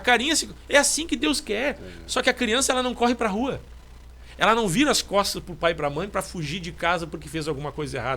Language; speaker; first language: Portuguese; native; Portuguese